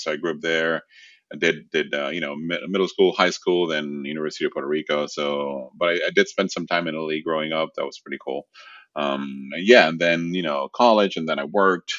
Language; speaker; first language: English; non-native, fluent; Spanish